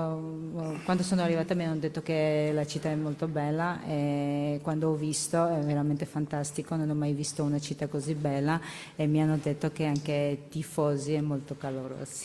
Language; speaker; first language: Italian; non-native, learner; Georgian